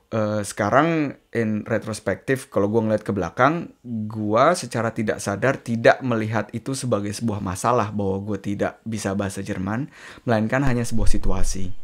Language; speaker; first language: Indonesian; native; Indonesian